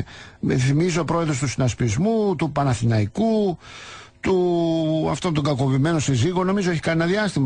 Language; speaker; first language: Greek; native; Greek